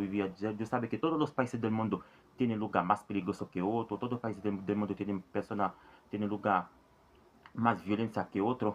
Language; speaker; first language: Spanish; non-native, learner; Haitian Creole